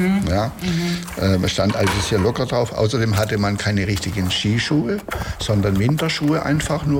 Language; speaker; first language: German; native; German